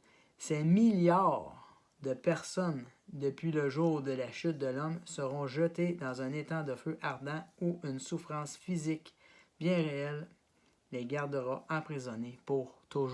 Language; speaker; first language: French; native; French